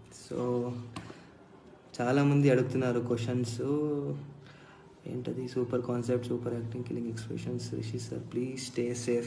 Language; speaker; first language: Telugu; non-native, fluent; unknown